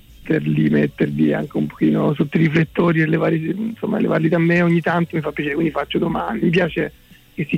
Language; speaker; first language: Italian; native; Italian